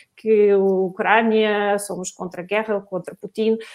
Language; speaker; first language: Portuguese; non-native, fluent; Russian